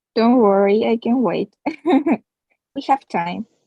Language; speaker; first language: English; non-native, learner; Spanish